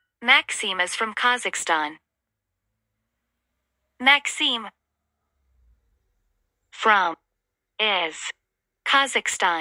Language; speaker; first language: English; non-native, fluent; Russian